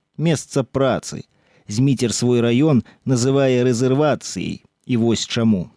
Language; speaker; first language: Belarusian; native; Belarusian